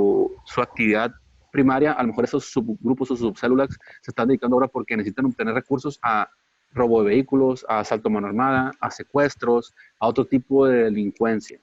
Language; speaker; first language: Spanish; native; Spanish